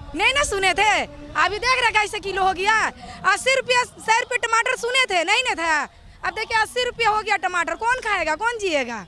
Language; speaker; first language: Hindi; native; Hindi